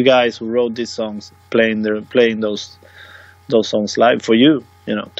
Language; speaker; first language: English; non-native, fluent; Swedish